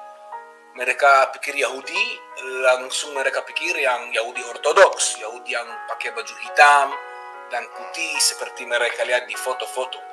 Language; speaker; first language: Indonesian; non-native, fluent; Hebrew